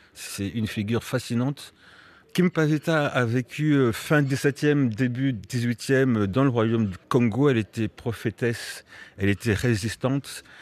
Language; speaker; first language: French; early bilingual, other home language; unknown